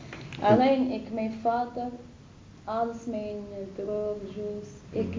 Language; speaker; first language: Dutch; non-native, learner; Arabic